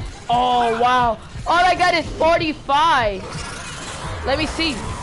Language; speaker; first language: English; early bilingual, other home language; Spanish